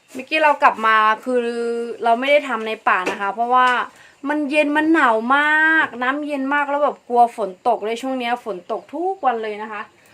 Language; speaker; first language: Thai; non-native, local second language; Karen languages